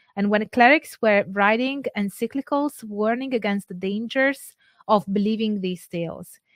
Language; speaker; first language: English; non-native, fluent; Italian